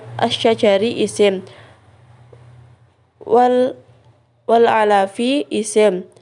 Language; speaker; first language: Arabic; non-native, learner; Indonesian